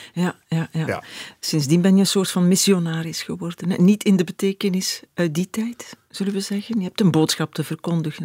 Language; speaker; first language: Dutch; native; Dutch